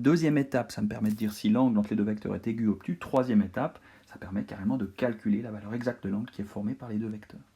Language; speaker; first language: French; native; French